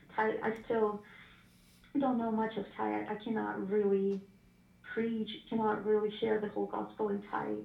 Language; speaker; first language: English; non-native, fluent; Ukrainian